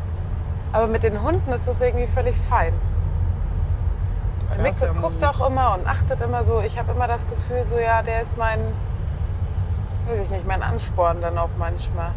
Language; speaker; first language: German; native; German